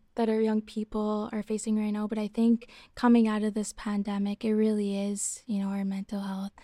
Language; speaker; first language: English; native; English